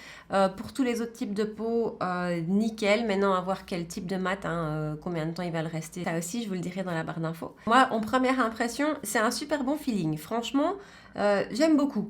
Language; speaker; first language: French; native; French